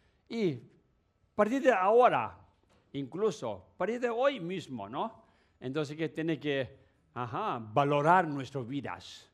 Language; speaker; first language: Spanish; non-native, learner; Tibetan